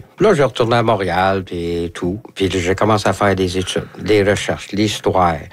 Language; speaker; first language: French; non-native, local second language; English